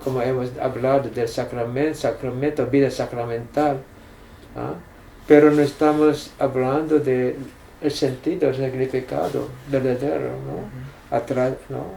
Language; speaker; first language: Spanish; non-native, fluent; English